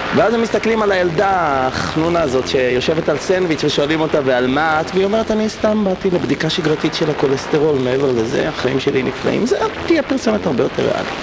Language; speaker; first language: Hebrew; native; Hebrew